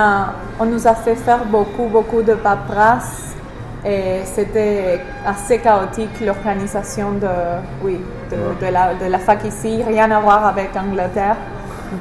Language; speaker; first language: French; non-native, fluent; English